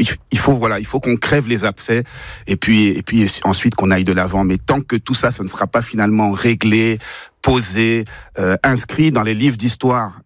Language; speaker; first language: French; native; French